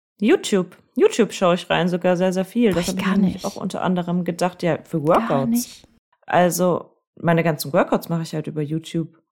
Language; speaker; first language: German; native; German